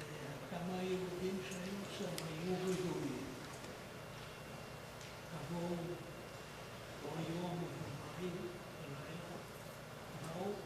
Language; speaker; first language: Hebrew; non-native, fluent; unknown